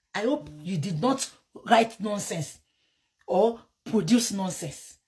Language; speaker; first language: English; non-native, local second language; Yoruba